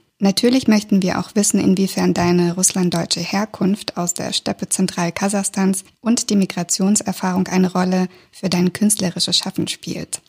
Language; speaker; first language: German; early bilingual, other home language; Russian